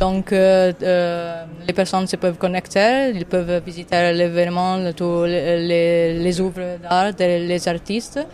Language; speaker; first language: French; non-native, fluent; Italian